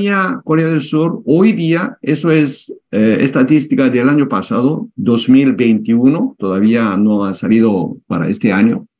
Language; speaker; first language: Spanish; non-native, fluent; Korean